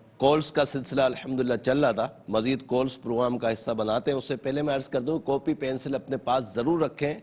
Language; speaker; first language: Urdu; native; Urdu